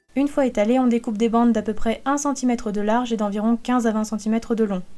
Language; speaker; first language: French; native; French